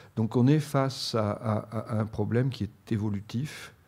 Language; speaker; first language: French; native; French